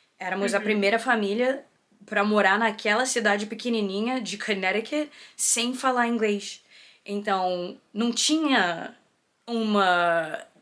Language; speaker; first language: Portuguese; early bilingual, heritage; Portuguese